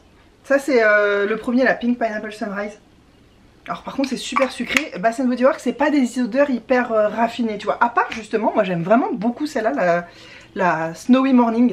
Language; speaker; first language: French; native; French